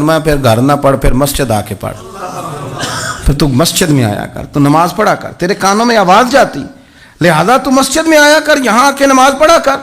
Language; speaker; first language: Urdu; native; Urdu